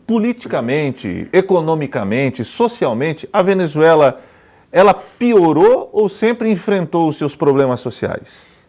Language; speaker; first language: Portuguese; native; Portuguese